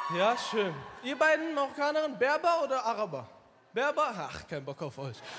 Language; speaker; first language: German; early bilingual, other home language; Arabic